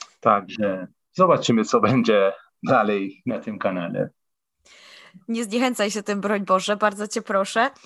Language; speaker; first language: Polish; non-native, fluent; Persian